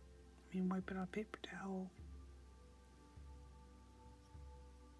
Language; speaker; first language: English; native; English